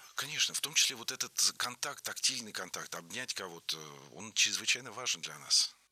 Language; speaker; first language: Russian; native; Russian